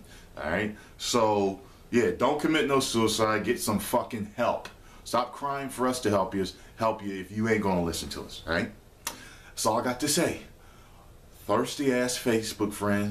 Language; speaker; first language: English; native; English